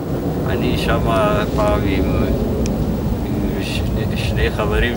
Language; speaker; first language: Hebrew; non-native, fluent; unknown